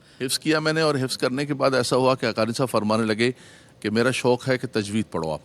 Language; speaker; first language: Urdu; non-native, local second language; Punjabi